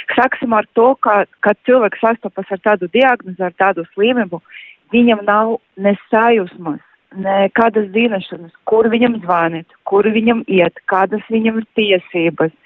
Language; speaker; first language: Latvian; non-native, local second language; Russian